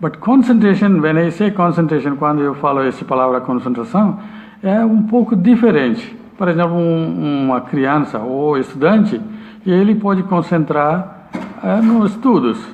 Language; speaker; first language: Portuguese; non-native, learner; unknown